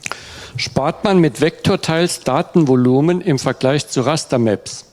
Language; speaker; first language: German; native; German